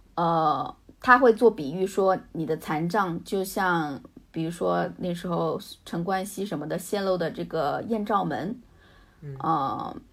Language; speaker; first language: Chinese; native; Chinese